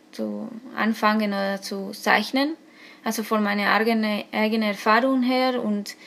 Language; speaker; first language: German; non-native, fluent; Spanish